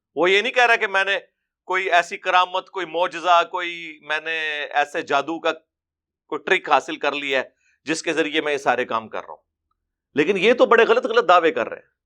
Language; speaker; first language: Urdu; non-native, local second language; Punjabi